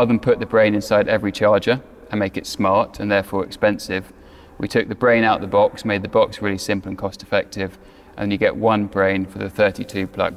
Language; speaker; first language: English; native; English